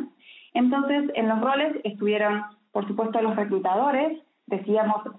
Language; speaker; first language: Spanish; native; Spanish